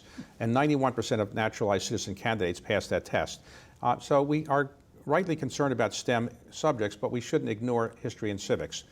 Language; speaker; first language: English; native; English